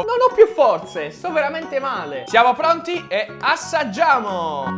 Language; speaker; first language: Italian; native; Italian